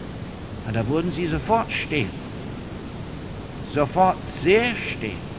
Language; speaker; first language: German; non-native, fluent; English